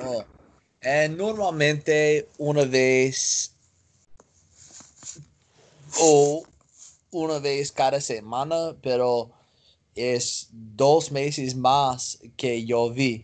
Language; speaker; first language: Spanish; non-native, learner; English